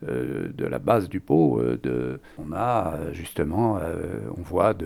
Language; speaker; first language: French; native; French